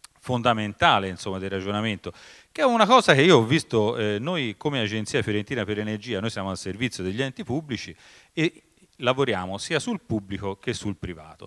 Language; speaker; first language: Italian; native; Italian